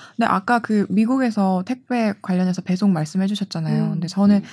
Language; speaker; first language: Korean; native; Korean